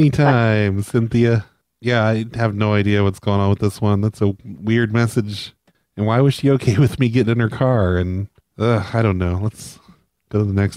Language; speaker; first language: English; native; English